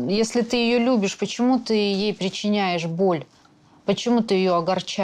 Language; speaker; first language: Russian; native; Russian